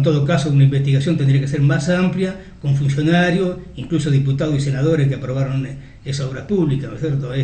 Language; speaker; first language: Spanish; native; Spanish